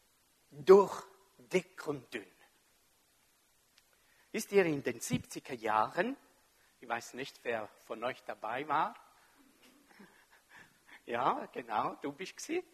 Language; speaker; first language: German; non-native, fluent; French